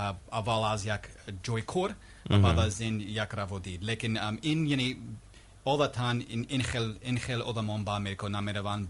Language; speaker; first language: Persian; non-native, learner; English